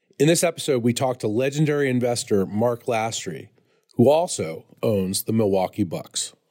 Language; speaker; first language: English; native; English